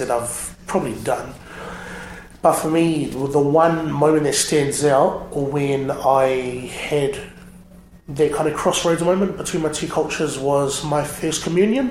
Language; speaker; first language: English; native; English